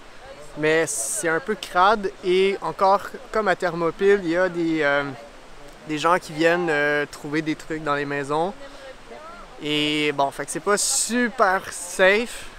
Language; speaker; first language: French; native; French